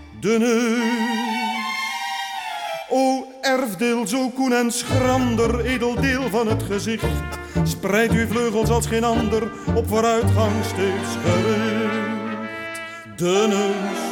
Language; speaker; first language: Dutch; native; Dutch